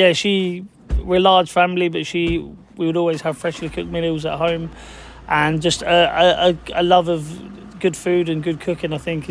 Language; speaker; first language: English; native; English